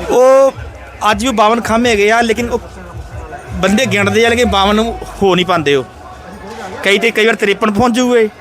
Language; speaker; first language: Punjabi; early bilingual, heritage; Punjabi